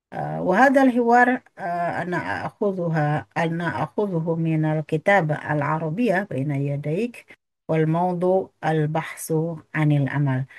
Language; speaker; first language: Arabic; non-native, fluent; Indonesian